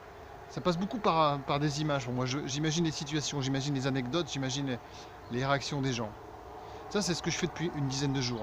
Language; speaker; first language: French; native; French